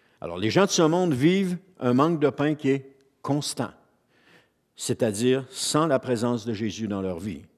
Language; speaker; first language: French; native; French